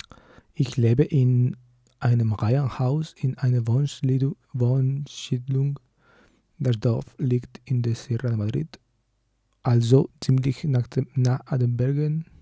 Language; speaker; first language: German; non-native, learner; Spanish